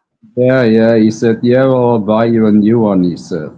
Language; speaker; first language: English; non-native, learner; Dutch